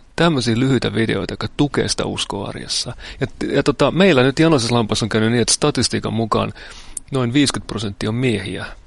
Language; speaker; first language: Finnish; native; Finnish